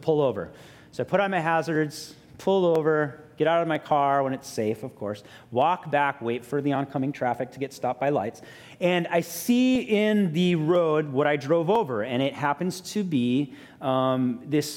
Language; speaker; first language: English; native; English